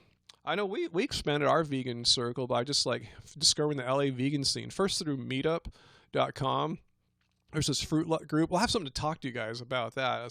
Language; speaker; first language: English; native; English